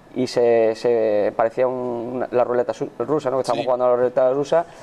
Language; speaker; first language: Spanish; native; Spanish